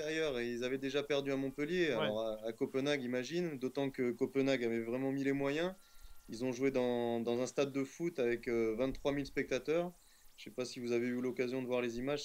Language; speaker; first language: French; native; French